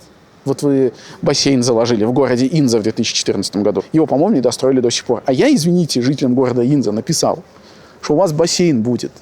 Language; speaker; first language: Russian; native; Russian